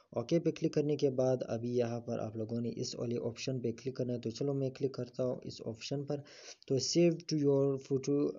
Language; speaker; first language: Urdu; non-native, local second language; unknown